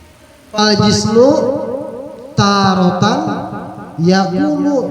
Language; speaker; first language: Arabic; non-native, fluent; Indonesian